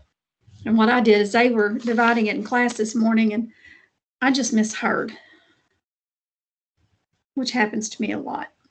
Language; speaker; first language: English; native; English